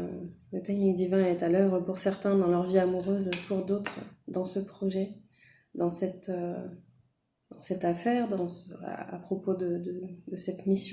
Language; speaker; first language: French; native; French